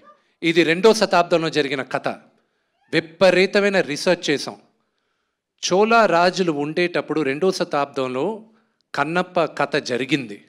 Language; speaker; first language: Telugu; native; Telugu